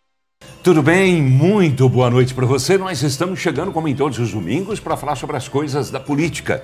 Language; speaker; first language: Portuguese; native; Portuguese